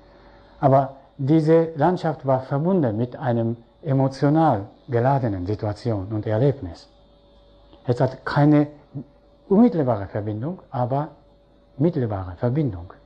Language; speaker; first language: German; non-native, fluent; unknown